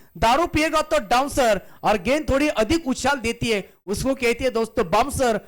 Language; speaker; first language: Hindi; non-native, local second language; Marathi